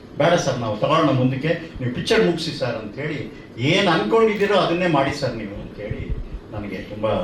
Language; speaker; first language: Kannada; native; Kannada